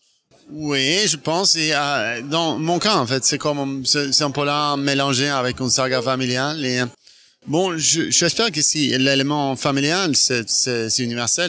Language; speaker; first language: French; non-native, fluent; Norwegian